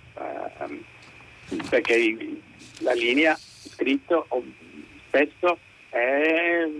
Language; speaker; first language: Italian; non-native, fluent; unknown